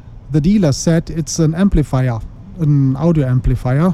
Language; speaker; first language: English; non-native, learner; German